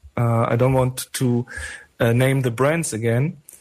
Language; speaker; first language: English; non-native, fluent; German